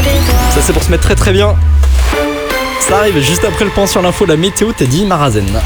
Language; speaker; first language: French; native; French